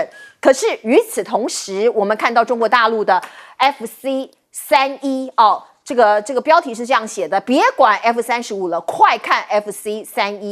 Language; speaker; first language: Chinese; native; Chinese